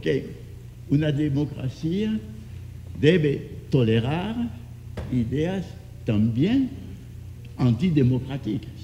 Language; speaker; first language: Spanish; non-native, fluent; French